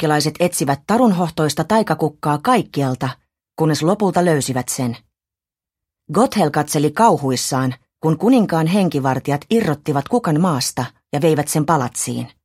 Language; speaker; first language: Finnish; native; Finnish